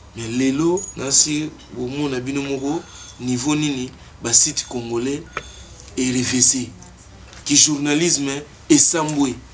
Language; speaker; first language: Lingala; native; Lingala